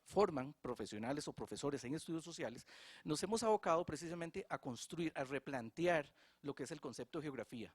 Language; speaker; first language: Spanish; native; Spanish